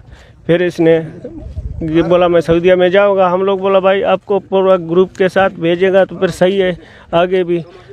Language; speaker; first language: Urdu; non-native, local second language; Baluchi